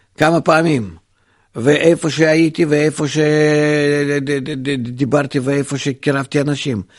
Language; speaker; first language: Hebrew; non-native, fluent; Russian